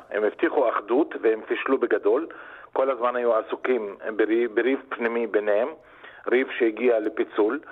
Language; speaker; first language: Hebrew; non-native, local second language; Arabic